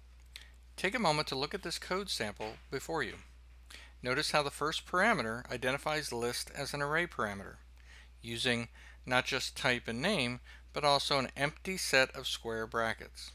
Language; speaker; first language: English; native; English